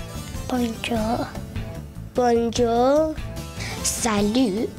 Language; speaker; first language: French; non-native, learner; English